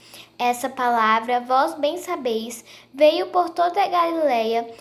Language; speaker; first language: Portuguese; native; Portuguese